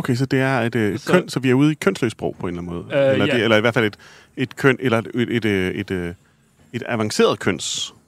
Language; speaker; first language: Danish; native; Danish